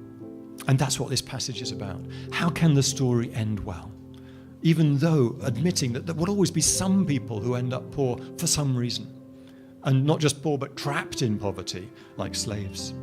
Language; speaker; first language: English; native; English